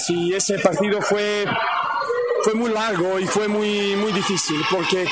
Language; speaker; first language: Spanish; non-native, fluent; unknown